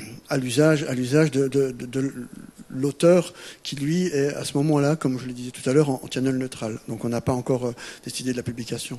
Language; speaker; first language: French; native; French